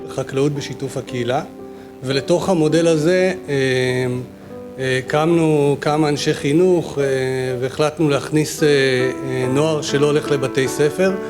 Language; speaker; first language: Hebrew; native; Hebrew